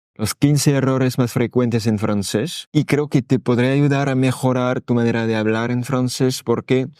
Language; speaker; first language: Spanish; non-native, fluent; French